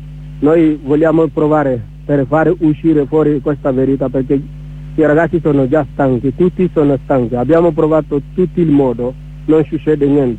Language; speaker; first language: Italian; non-native, learner; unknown